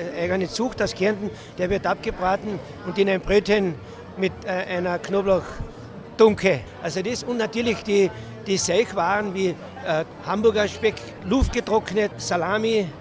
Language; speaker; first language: German; native; German